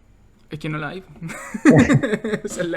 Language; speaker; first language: Spanish; native; Spanish